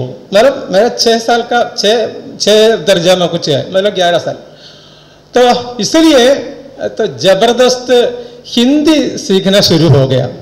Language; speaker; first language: Hindi; non-native, local second language; Malayalam